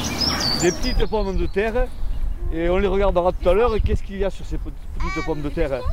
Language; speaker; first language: French; native; French